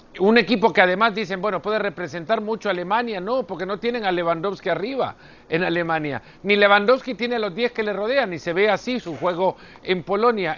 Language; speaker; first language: Spanish; native; Spanish